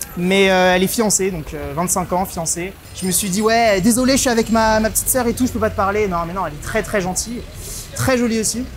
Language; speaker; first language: French; native; French